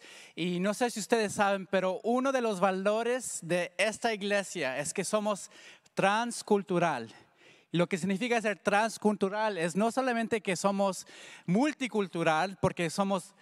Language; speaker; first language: Spanish; early bilingual, heritage; Spanish